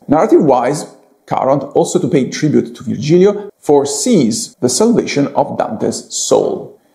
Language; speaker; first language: English; non-native, fluent; Italian